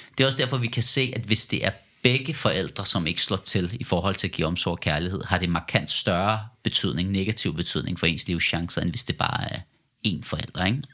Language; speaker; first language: Danish; early bilingual, other home language; Persian